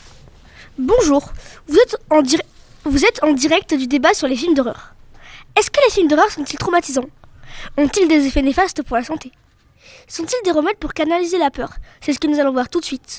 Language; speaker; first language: French; native; French